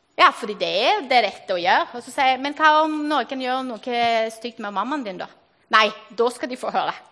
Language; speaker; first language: Norwegian; non-native, fluent; Portuguese